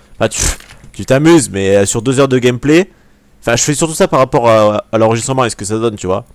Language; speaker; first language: French; native; French